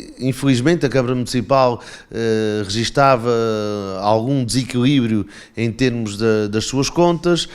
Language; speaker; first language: Portuguese; native; Portuguese